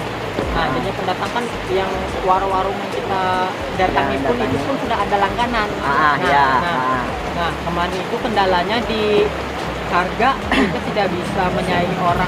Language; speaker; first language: Indonesian; native; Indonesian